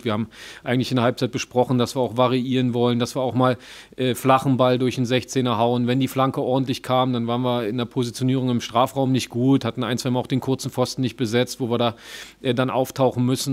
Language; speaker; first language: German; native; German